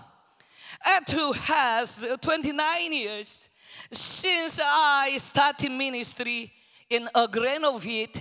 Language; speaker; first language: English; non-native, learner; Korean